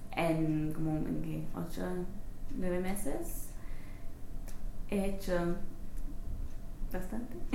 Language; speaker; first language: Spanish; non-native, learner; English